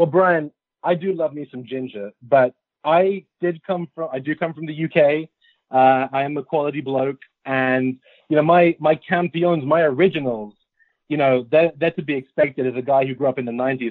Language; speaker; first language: English; native; English